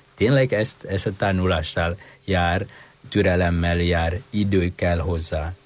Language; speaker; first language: Hungarian; non-native, fluent; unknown